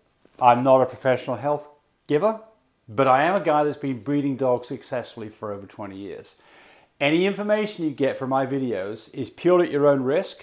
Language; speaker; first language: English; native; English